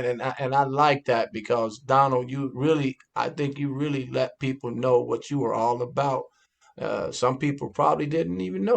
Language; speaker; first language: English; native; English